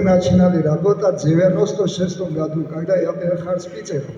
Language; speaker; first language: Russian; non-native, fluent; Georgian